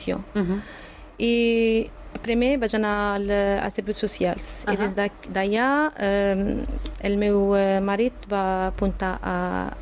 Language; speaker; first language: Catalan; non-native, learner; Arabic